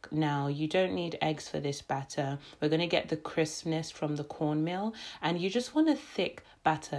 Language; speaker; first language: English; native; English